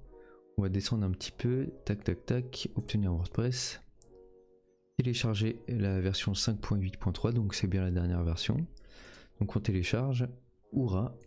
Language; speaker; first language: French; native; French